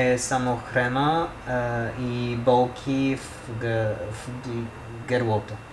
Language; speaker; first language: Bulgarian; non-native, learner; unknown